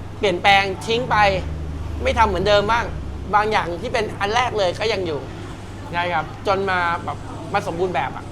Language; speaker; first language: Thai; native; Thai